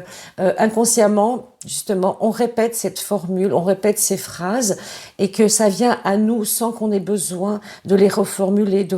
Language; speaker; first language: French; native; French